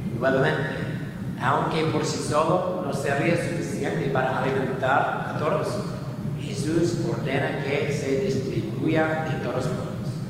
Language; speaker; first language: Spanish; non-native, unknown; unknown